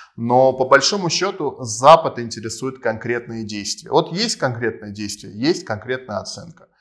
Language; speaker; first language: Russian; non-native, local second language; Armenian